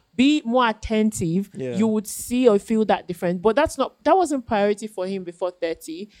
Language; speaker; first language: English; non-native, local second language; Yoruba